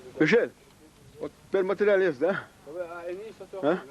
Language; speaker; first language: Russian; non-native, local second language; Chechen